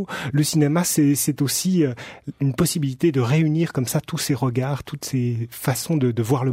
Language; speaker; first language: French; native; French